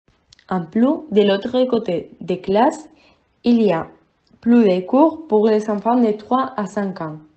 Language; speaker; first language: French; non-native, learner; Spanish